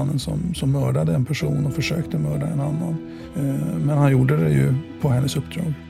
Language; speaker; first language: Swedish; native; Swedish